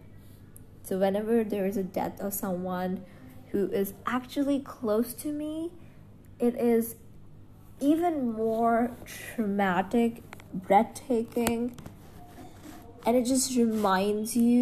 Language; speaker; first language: English; non-native, local second language; Hindi